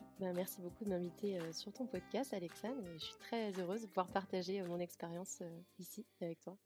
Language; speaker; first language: French; native; French